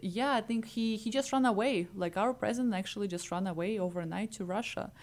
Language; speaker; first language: English; non-native, fluent; Ukrainian